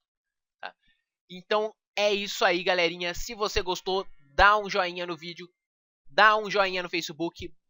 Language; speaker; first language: Portuguese; native; Portuguese